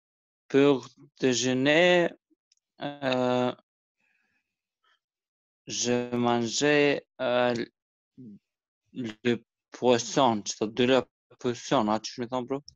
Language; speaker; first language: French; non-native, learner; Albanian